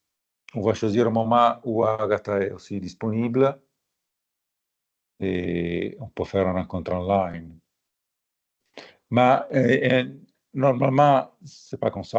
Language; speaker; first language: French; non-native, fluent; Italian